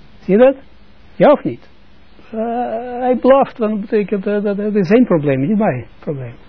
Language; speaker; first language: Dutch; non-native, fluent; Russian